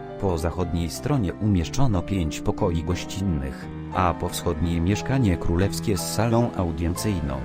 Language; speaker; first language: Polish; native; Polish